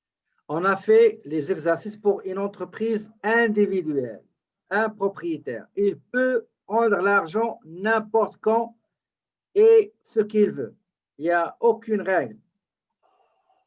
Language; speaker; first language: French; native; French